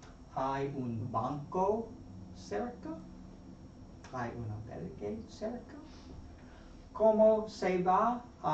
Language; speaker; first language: Spanish; non-native, fluent; English